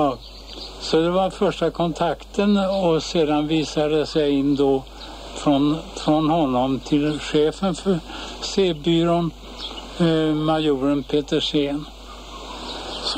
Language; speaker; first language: Swedish; native; Swedish